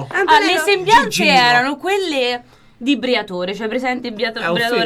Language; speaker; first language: Italian; native; Italian